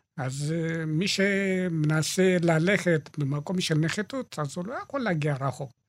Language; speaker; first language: Hebrew; non-native, fluent; Amharic